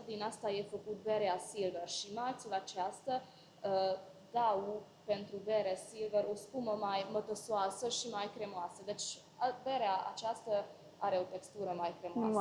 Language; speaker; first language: Romanian; non-native, local second language; Hungarian